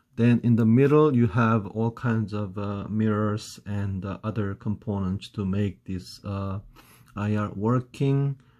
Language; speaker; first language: English; non-native, fluent; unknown